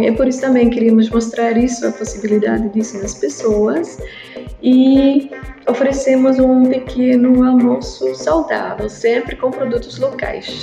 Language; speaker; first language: Portuguese; non-native, learner; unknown